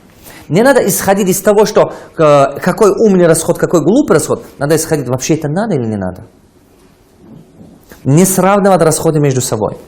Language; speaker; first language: Russian; non-native, local second language; Tajik